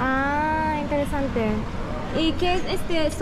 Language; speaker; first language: Spanish; non-native, learner; Japanese